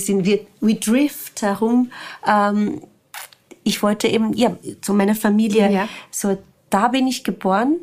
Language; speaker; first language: German; non-native, fluent; Portuguese